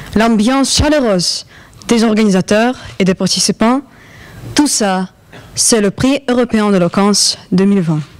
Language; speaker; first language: French; non-native, fluent; Russian